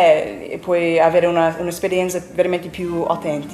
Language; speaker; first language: Italian; non-native, fluent; English